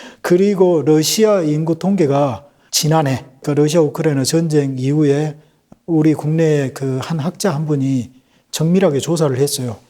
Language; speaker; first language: Korean; native; Korean